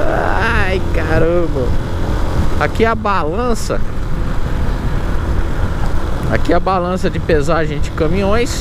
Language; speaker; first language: Portuguese; native; Portuguese